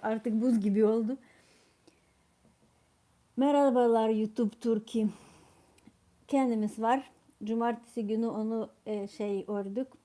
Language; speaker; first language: Turkish; non-native, fluent; Ukrainian